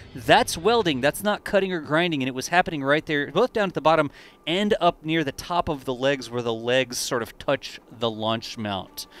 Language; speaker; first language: English; native; English